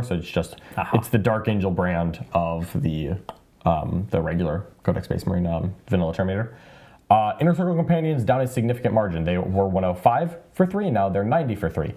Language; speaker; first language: English; native; English